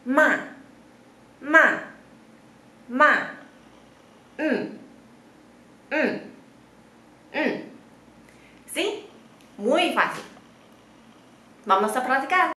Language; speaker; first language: Spanish; non-native, fluent; Chinese